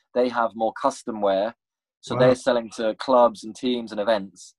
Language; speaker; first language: English; native; English